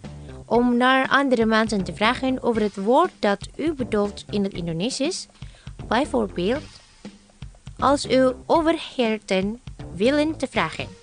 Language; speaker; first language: Dutch; non-native, fluent; Indonesian